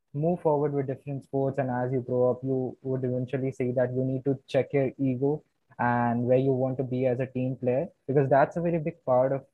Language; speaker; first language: English; non-native, local second language; Hindi